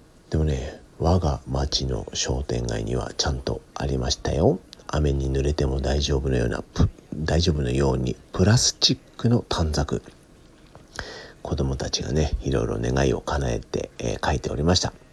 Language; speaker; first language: Japanese; native; Japanese